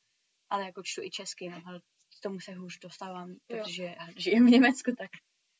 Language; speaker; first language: Czech; early bilingual, heritage; Czech